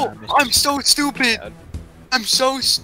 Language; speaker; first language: English; native; English